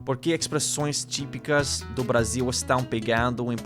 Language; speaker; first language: Portuguese; non-native, learner; English